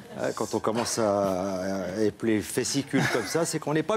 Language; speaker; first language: French; native; French